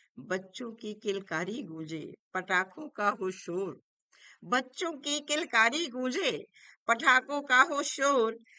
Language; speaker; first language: Hindi; native; Hindi